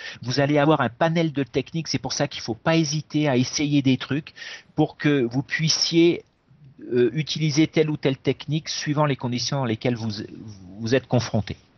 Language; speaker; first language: French; native; French